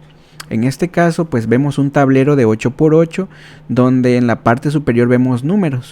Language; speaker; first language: Spanish; native; Spanish